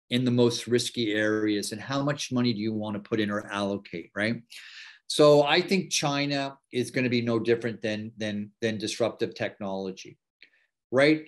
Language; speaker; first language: English; native; English